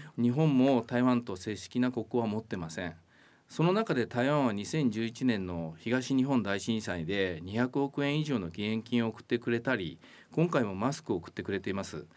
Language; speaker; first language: Japanese; native; Japanese